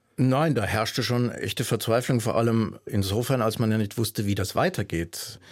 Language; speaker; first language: German; native; German